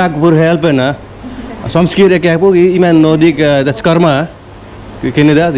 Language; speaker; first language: Dutch; non-native, learner; Nepali